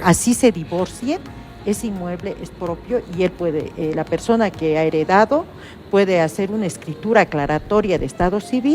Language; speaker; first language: Spanish; native; Spanish